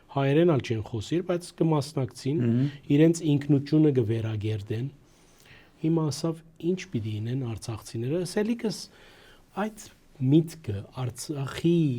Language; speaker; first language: Armenian; early bilingual, heritage; Armenian